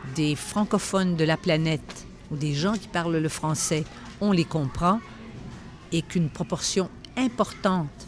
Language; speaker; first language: French; native; French